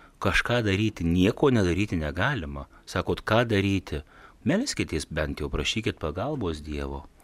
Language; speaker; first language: Lithuanian; native; Lithuanian